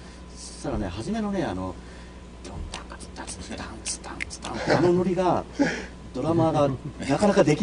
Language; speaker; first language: Japanese; native; Japanese